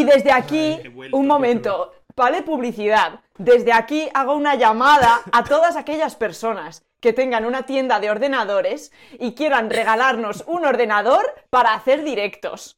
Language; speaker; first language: Spanish; native; Spanish